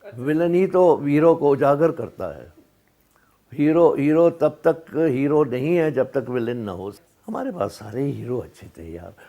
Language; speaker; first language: Urdu; non-native, local second language; Sindhi